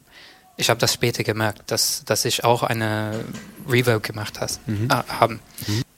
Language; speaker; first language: German; non-native, learner; English